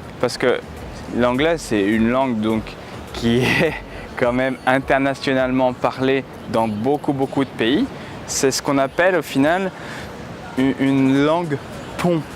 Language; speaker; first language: French; native; French